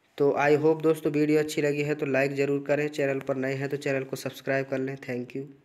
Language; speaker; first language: Hindi; native; Hindi